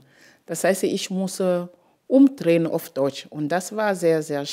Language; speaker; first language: German; non-native, fluent; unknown